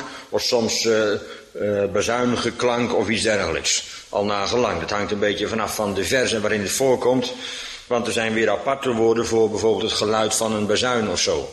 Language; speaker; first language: Dutch; native; Dutch